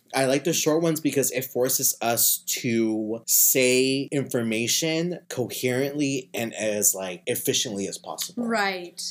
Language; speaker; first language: English; native; English